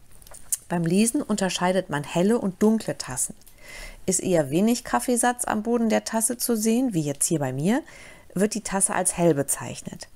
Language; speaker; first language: German; native; German